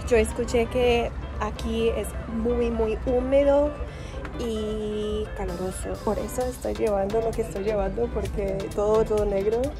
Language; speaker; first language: Spanish; non-native, fluent; English